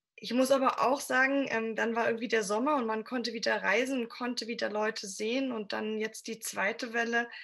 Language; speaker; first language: German; native; German